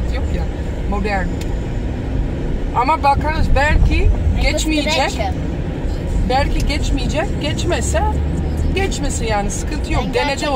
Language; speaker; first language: Turkish; non-native, learner; Dutch